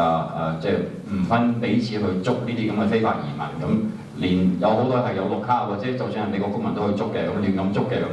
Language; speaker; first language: Cantonese; native; Cantonese